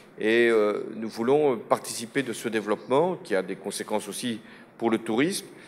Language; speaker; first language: French; native; French